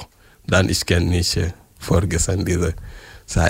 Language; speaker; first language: German; non-native, learner; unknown